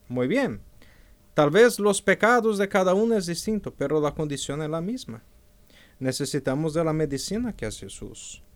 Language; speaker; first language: Spanish; non-native, fluent; Portuguese